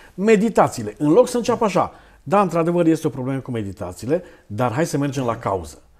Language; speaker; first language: Romanian; native; Romanian